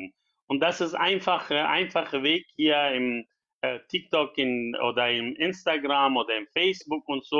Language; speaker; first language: German; non-native, fluent; Persian